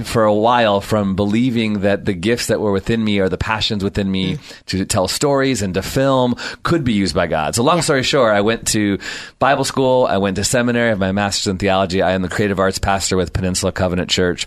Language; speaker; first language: English; native; English